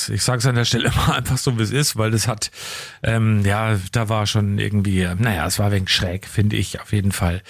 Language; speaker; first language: German; native; German